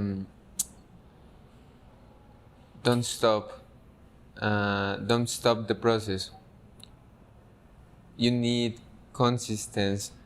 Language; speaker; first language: English; non-native, fluent; Spanish